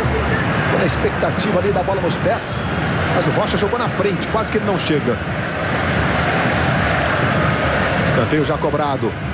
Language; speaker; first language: Portuguese; native; Portuguese